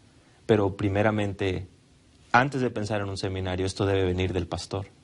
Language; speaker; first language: Spanish; native; Spanish